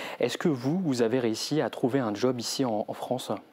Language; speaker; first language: French; native; French